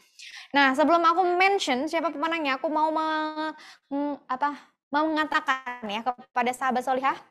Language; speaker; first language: Indonesian; native; Indonesian